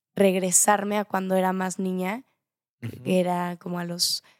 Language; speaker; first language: Spanish; native; Spanish